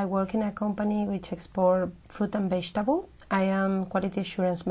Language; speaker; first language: English; non-native, learner; Spanish